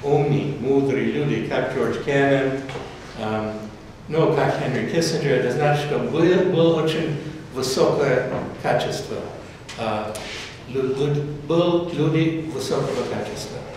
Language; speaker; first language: Russian; non-native, fluent; English